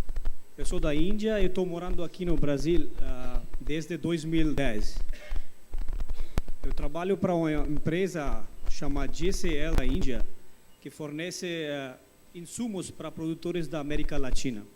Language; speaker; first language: Portuguese; non-native, fluent; English